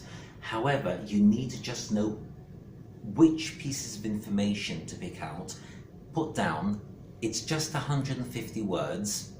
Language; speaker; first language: English; non-native, fluent; Greek